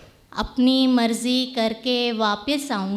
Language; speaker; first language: Hindi; native; Hindi